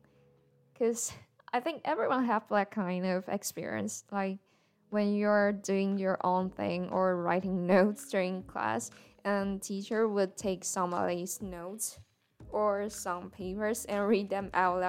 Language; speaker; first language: English; non-native, fluent; Chinese